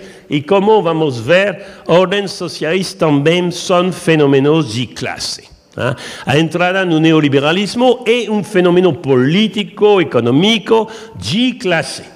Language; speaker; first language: Portuguese; non-native, learner; French